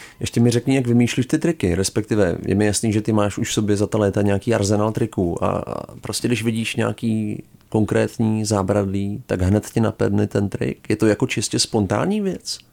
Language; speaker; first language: Czech; native; Czech